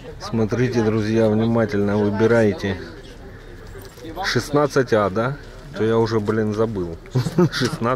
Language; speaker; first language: Russian; native; Russian